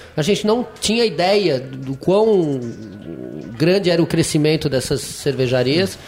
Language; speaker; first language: Portuguese; non-native, fluent; French